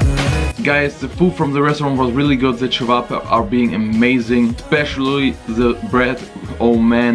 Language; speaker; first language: English; non-native, learner; Bosnian